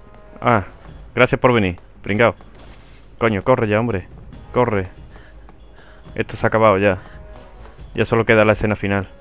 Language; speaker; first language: Spanish; native; Spanish